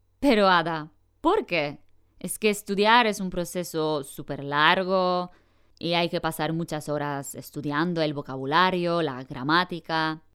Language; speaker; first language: Spanish; non-native, fluent; Polish